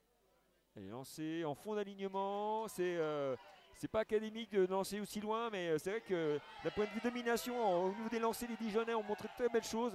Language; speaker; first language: French; native; French